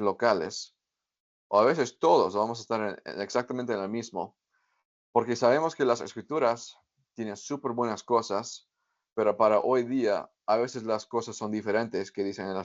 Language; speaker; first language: Spanish; non-native, fluent; English